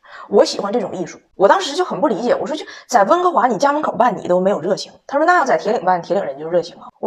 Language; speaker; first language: Chinese; native; Chinese